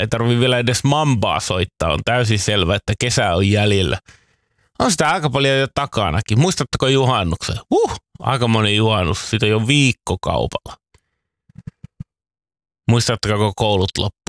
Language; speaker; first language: Finnish; native; Finnish